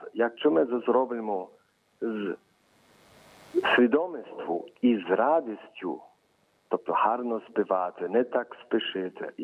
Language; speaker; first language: Ukrainian; early bilingual, heritage; Ukrainian